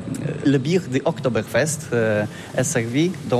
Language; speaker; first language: French; non-native, learner; Polish